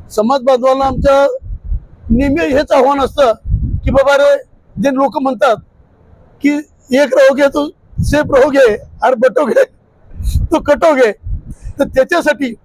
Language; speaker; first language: Marathi; non-native, local second language; Marwari